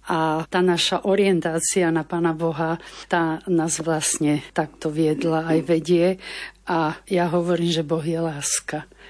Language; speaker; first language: Slovak; native; Slovak